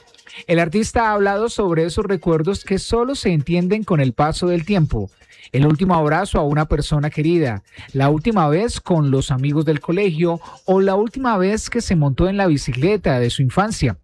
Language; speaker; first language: Spanish; native; Spanish